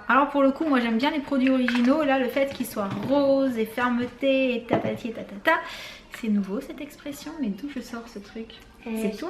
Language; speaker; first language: French; native; French